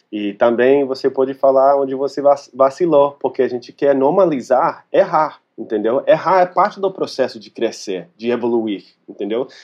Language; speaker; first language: Portuguese; non-native, fluent; English